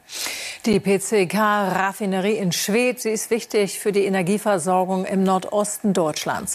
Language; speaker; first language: German; native; German